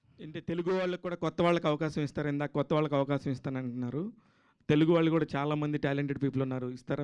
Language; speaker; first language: Telugu; native; Telugu